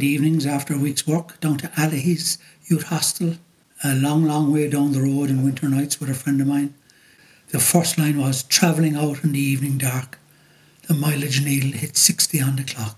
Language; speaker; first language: English; native; English